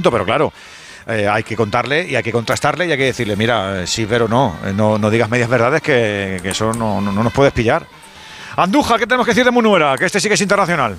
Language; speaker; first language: Spanish; native; Spanish